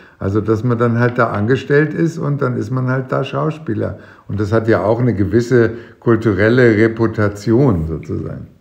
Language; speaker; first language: German; native; German